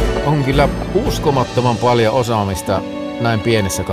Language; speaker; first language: Finnish; native; Finnish